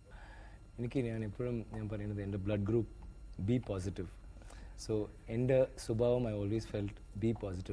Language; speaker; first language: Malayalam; non-native, learner; Tamil